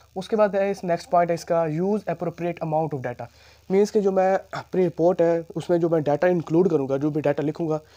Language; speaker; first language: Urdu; non-native, local second language; Punjabi